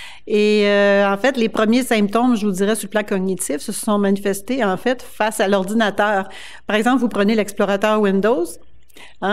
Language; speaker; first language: French; native; French